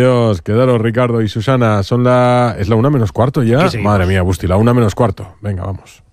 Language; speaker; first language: Spanish; native; Spanish